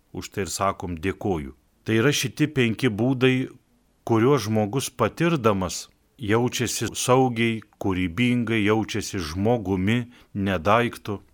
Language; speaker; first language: Lithuanian; native; Lithuanian